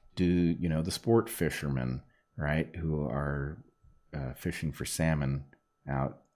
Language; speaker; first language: English; native; English